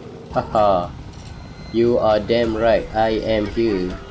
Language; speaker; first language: English; non-native, local second language; Malay